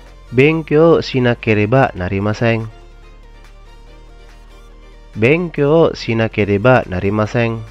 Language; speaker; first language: Japanese; non-native, fluent; Indonesian